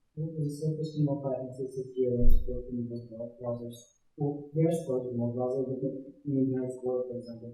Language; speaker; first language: English; non-native, learner; Bulgarian